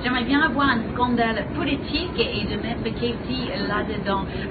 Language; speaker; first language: French; native; French